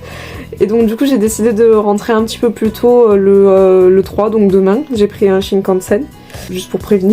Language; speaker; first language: French; native; French